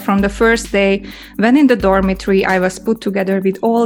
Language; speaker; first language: English; non-native, fluent; Hungarian